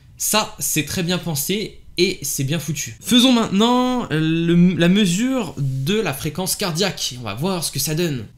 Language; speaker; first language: French; native; French